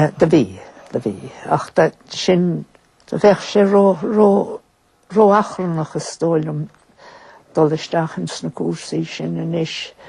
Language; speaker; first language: Irish; native; Irish